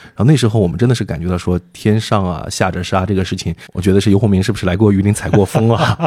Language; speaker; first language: Chinese; native; Chinese